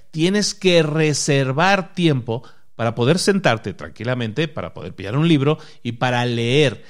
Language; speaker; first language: Spanish; native; Spanish